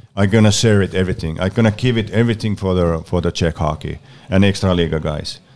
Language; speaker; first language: English; non-native, learner; Finnish